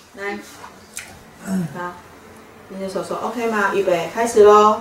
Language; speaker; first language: Chinese; native; Chinese